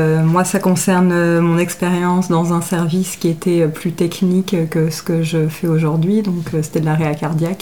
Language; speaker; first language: French; native; French